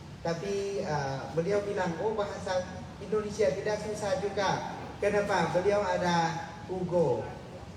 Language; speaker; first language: Indonesian; non-native, learner; Thai